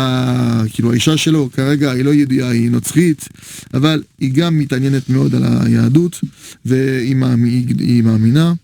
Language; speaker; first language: Hebrew; non-native, fluent; French